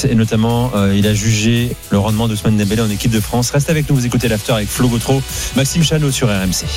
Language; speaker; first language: French; native; French